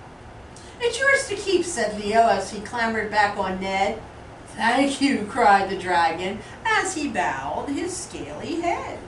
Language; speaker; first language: English; native; English